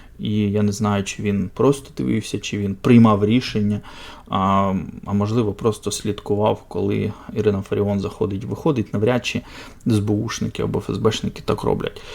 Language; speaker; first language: Ukrainian; non-native, local second language; Russian